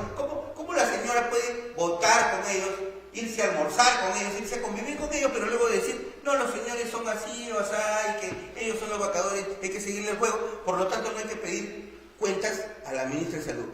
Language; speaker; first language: Spanish; native; Spanish